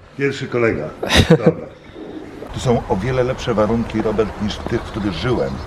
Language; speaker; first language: Polish; native; Polish